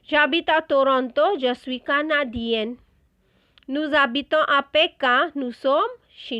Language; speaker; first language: French; non-native, fluent; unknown